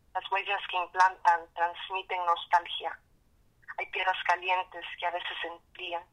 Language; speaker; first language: Spanish; early bilingual, heritage; Spanish